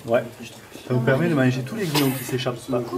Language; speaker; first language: French; native; French